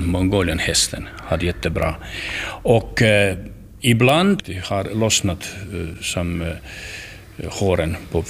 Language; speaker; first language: Swedish; non-native, learner; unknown